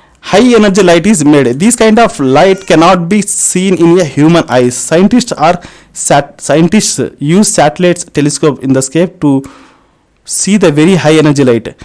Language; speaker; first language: English; non-native, local second language; Telugu